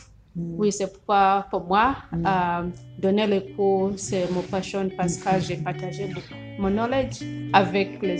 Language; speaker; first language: French; non-native, learner; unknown